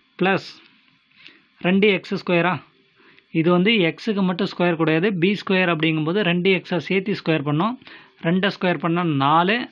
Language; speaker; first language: Tamil; native; Tamil